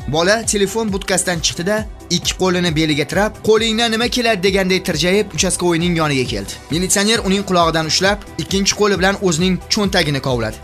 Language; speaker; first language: Uzbek; native; Uzbek